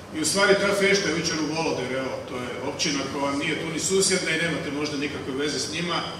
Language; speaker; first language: Croatian; native; Croatian